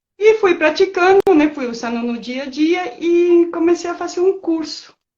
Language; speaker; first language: Portuguese; non-native, fluent; Spanish